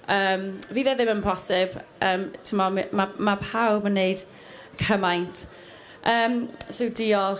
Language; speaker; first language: Welsh; non-native, learner; English